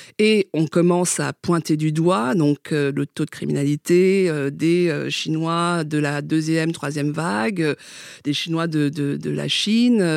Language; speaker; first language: French; early bilingual, other home language; Vietnamese